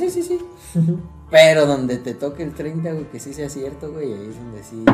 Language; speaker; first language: Spanish; native; Spanish